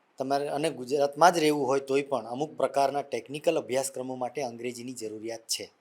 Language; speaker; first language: Gujarati; non-native, local second language; Vasavi